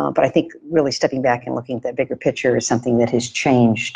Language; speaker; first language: English; native; English